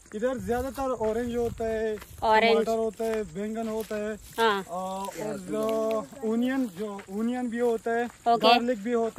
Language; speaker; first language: Hindi; non-native, fluent; Pashto